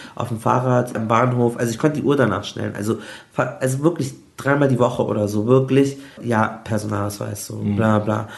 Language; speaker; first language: German; native; German